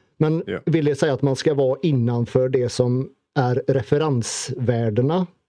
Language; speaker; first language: Swedish; native; Swedish